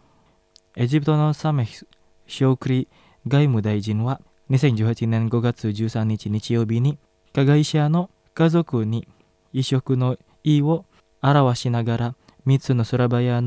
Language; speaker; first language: Japanese; non-native, fluent; Indonesian